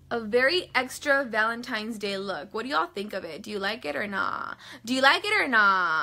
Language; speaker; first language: English; native; English